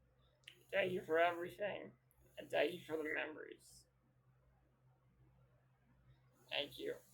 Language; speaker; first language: English; native; English